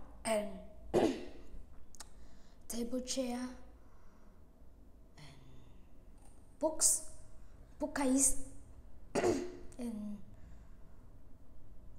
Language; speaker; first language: English; non-native, learner; Vietnamese